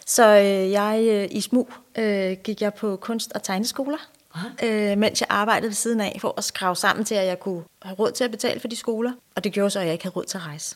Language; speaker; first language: Danish; native; Danish